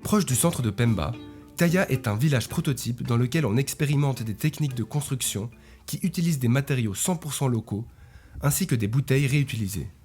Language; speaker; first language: French; native; French